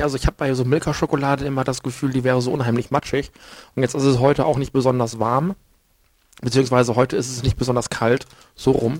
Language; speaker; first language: German; native; German